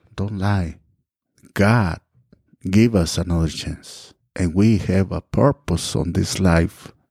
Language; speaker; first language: English; non-native, learner; Spanish